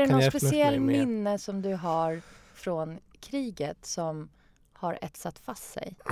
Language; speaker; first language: Swedish; non-native, fluent; Persian